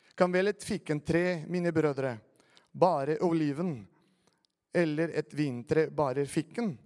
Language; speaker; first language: Norwegian; non-native, fluent; Spanish